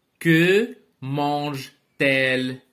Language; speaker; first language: French; non-native, local second language; Arabic